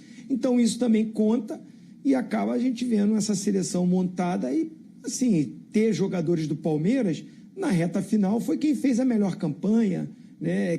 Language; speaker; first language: Portuguese; native; Portuguese